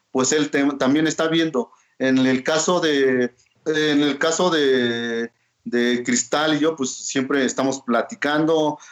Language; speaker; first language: Spanish; non-native, local second language; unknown